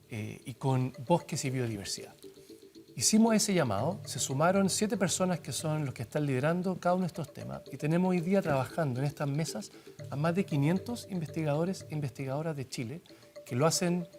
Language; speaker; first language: Spanish; native; Spanish